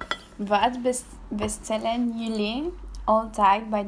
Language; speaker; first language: Dutch; non-native, learner; Spanish